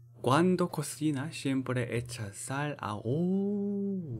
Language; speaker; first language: Spanish; non-native, learner; Korean